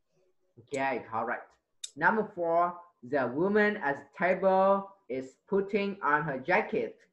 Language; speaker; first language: English; non-native, fluent; Vietnamese